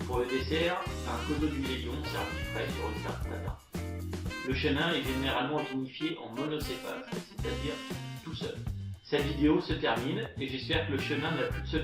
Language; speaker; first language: French; native; French